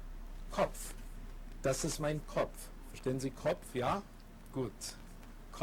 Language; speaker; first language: German; non-native, fluent; English